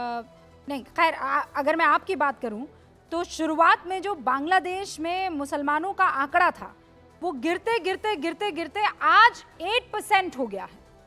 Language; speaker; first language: Hindi; native; Hindi